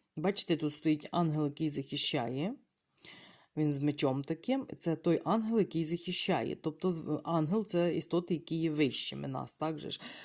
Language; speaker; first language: Ukrainian; non-native, local second language; Russian